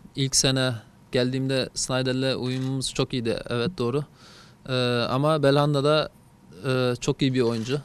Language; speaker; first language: Turkish; early bilingual, heritage; Turkish